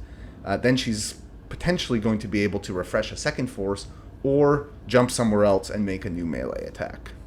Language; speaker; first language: English; native; English